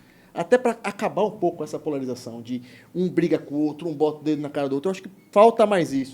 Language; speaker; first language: Portuguese; native; Portuguese